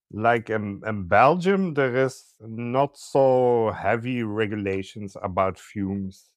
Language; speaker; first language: English; non-native, learner; Dutch